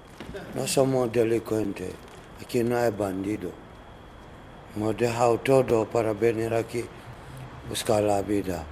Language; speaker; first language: Spanish; non-native, learner; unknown